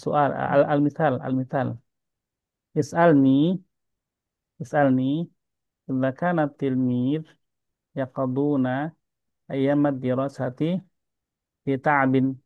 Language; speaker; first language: Arabic; non-native, fluent; Indonesian